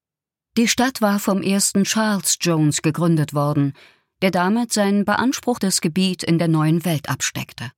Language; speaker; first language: German; native; German